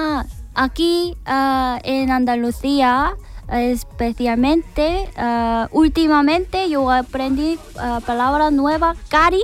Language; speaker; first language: Spanish; non-native, learner; Korean